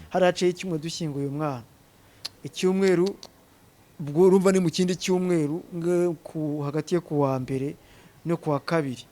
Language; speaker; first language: Kinyarwanda; native; Kinyarwanda